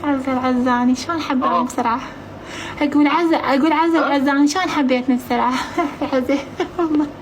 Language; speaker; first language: Arabic; native; Arabic